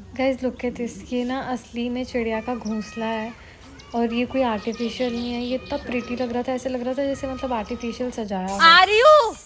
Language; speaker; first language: Hindi; native; Hindi